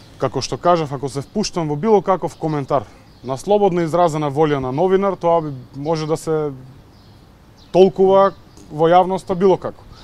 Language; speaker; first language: Macedonian; native; Macedonian